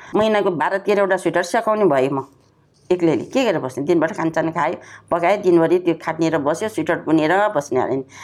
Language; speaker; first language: Nepali; non-native, local second language; Newari